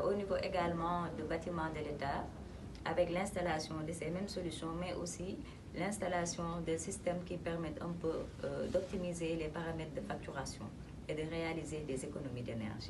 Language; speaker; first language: French; non-native, local second language; Wolof